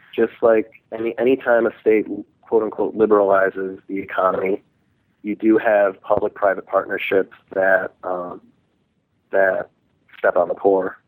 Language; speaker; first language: English; early bilingual, other home language; Hindi